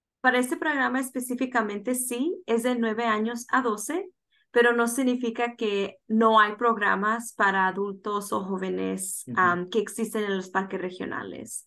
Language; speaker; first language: Spanish; early bilingual, heritage; Spanish